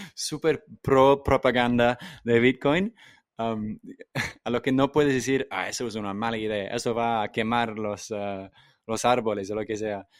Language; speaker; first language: Spanish; non-native, fluent; English